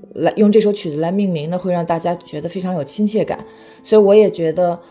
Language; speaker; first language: Chinese; native; Chinese